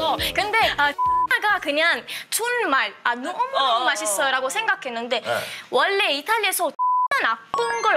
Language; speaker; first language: Korean; non-native, learner; Italian